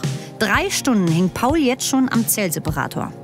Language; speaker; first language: German; native; German